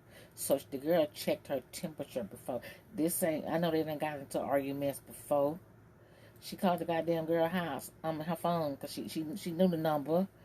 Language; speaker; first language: English; native; English